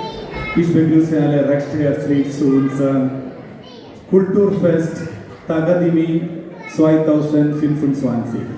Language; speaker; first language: German; non-native, fluent; Malayalam